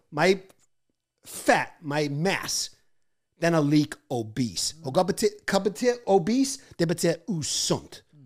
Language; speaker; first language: Norwegian; non-native, fluent; English